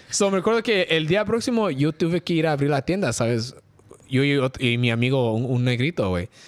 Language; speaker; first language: Spanish; early bilingual, heritage; Spanish